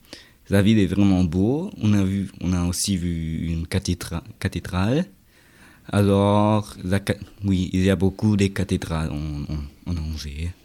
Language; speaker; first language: French; non-native, learner; German